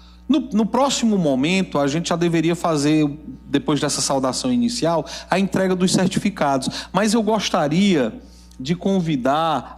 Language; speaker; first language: Portuguese; native; Portuguese